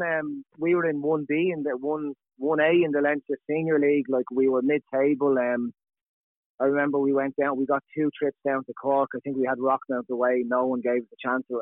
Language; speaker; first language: English; native; English